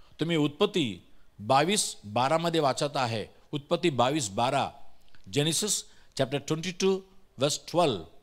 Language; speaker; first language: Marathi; non-native, local second language; Tamil